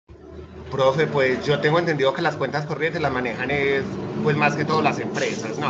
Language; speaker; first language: Spanish; native; Spanish